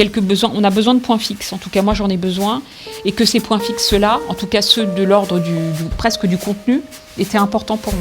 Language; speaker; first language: French; native; French